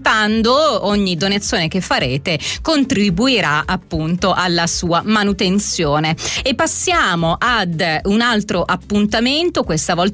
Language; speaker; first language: Italian; native; Italian